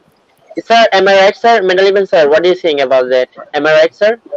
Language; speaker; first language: English; non-native, learner; Bangla